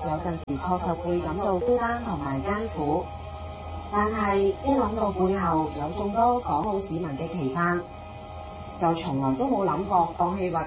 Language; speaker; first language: Chinese; native; Chinese